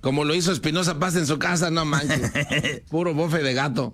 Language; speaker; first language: Spanish; native; Spanish